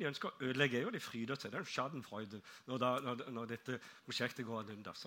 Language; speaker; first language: Norwegian; native; Norwegian